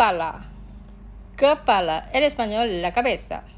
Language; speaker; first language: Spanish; non-native, fluent; Indonesian